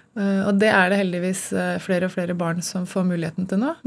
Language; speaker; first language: Norwegian; native; Norwegian